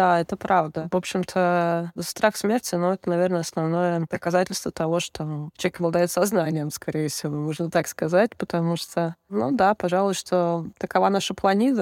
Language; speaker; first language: Russian; native; Russian